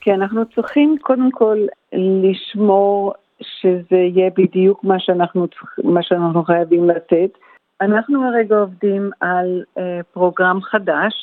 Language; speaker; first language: Hebrew; early bilingual, heritage; Hebrew